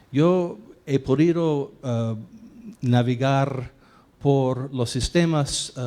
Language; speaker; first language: Spanish; non-native, fluent; English